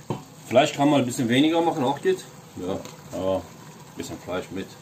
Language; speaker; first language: German; non-native, learner; Turkish